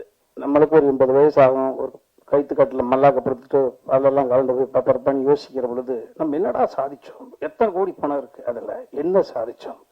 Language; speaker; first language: Tamil; native; Tamil